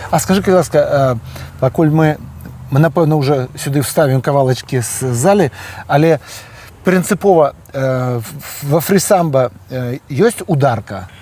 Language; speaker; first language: Belarusian; non-native, local second language; Russian